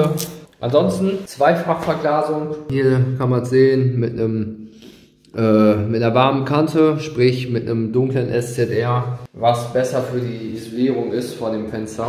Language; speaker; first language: German; native; German